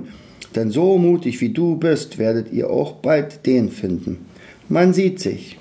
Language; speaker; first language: German; native; German